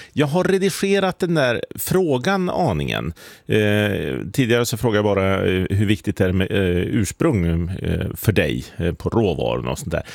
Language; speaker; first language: Swedish; native; Swedish